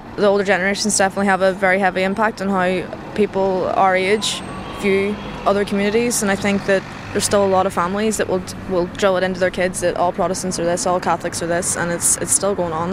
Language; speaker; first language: English; native; English